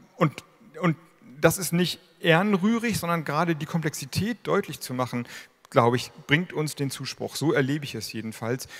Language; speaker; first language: German; native; German